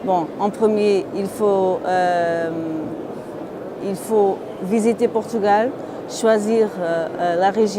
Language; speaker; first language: French; non-native, fluent; Portuguese